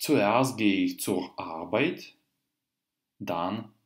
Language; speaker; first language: German; non-native, fluent; Russian